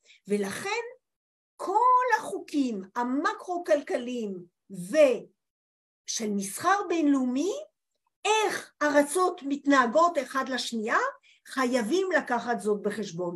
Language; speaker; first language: Hebrew; non-native, fluent; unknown